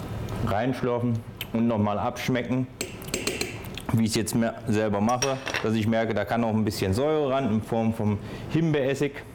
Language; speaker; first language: German; native; German